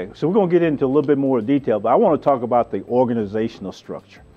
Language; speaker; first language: English; native; English